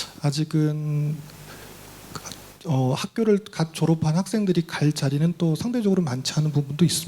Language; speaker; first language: Korean; native; Korean